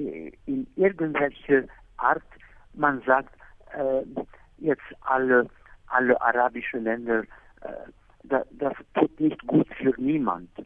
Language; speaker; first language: German; non-native, fluent; Arabic